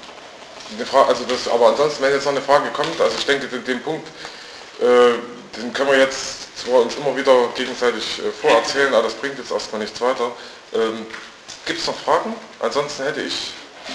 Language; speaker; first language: German; native; German